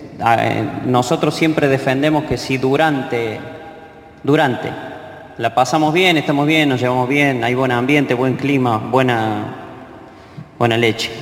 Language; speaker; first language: Spanish; native; Spanish